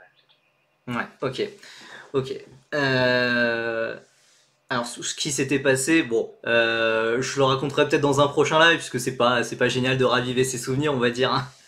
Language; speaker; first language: French; native; French